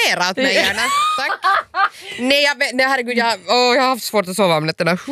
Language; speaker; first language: Swedish; native; Swedish